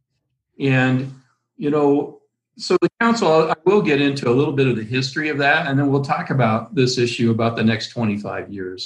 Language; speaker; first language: English; native; English